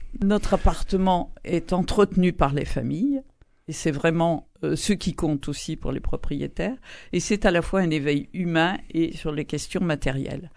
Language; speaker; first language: French; native; French